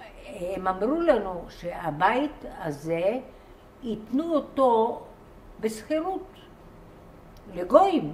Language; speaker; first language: Hebrew; non-native, fluent; Bulgarian